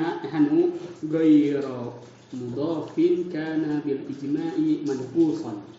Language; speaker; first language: Arabic; non-native, learner; Indonesian